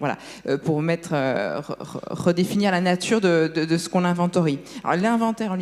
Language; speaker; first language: French; native; French